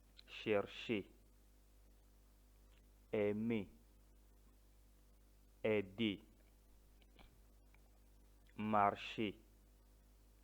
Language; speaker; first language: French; non-native, fluent; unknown